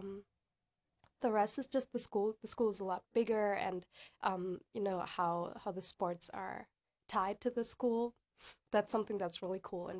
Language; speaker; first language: English; non-native, fluent; German